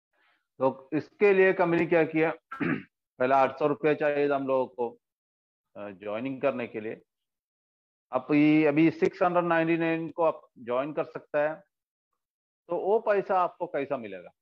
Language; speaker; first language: Hindi; non-native, local second language; Malayalam